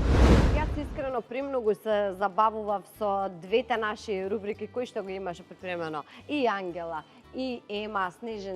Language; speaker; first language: Macedonian; native; Macedonian